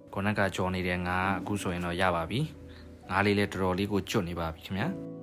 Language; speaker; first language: Burmese; non-native, local second language; Chinese